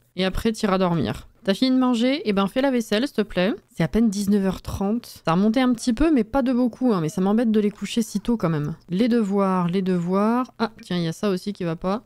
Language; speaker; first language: French; native; French